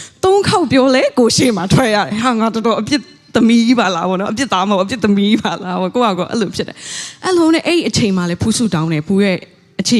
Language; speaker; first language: Burmese; non-native, local second language; Tedim Chin